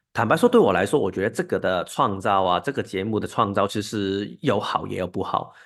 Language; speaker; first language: Chinese; non-native, local second language; Cantonese